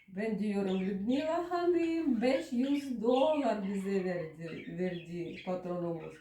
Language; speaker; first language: Turkish; non-native, learner; Russian